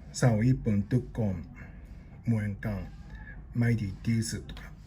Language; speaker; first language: Thai; non-native, learner; Japanese